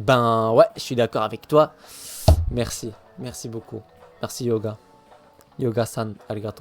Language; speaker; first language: French; native; French